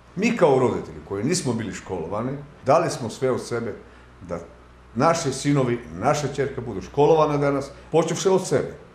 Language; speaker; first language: Bosnian; non-native, local second language; Romanian